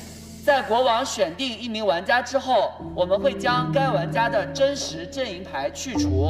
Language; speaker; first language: Chinese; native; Chinese